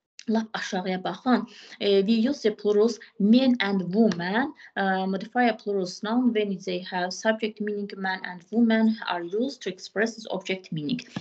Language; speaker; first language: English; non-native, fluent; Azerbaijani